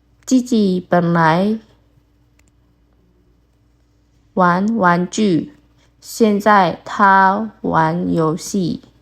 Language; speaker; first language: Chinese; non-native, fluent; Indonesian